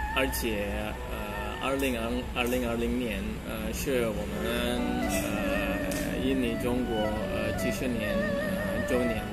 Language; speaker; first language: Chinese; non-native, fluent; Indonesian